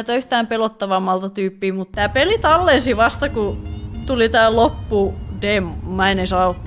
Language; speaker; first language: Finnish; native; Finnish